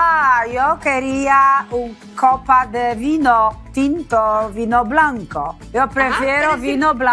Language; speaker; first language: Spanish; non-native, learner; Polish